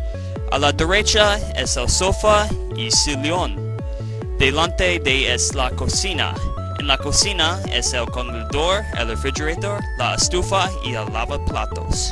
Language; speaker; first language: Spanish; non-native, learner; English